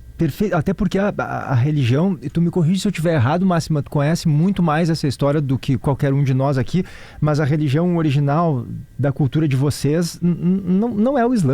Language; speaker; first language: Portuguese; native; Portuguese